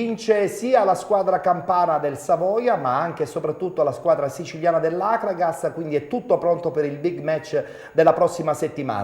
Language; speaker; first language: Italian; native; Italian